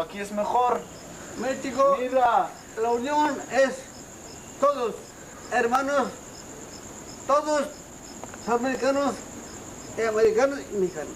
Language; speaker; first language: Spanish; non-native, learner; Hebrew